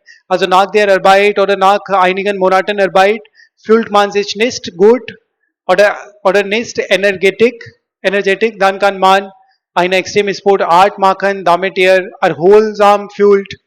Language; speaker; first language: German; non-native, learner; Hindi